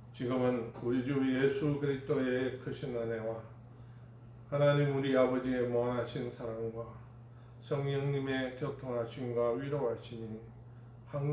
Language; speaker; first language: Korean; native; Korean